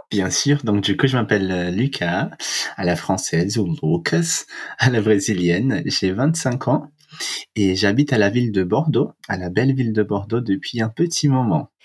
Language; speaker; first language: French; non-native, fluent; Portuguese